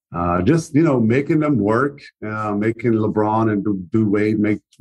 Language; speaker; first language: English; non-native, fluent; German